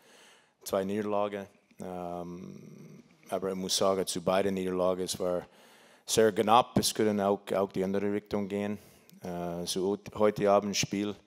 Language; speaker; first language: German; non-native, learner; English